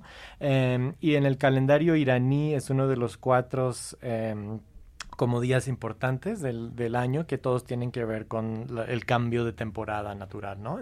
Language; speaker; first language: Spanish; non-native, fluent; English